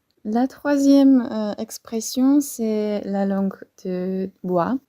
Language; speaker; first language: French; non-native, fluent; Polish